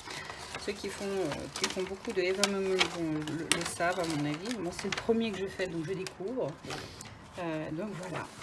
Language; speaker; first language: French; native; French